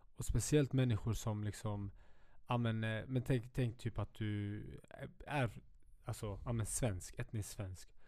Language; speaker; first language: Swedish; early bilingual, other home language; Kurdish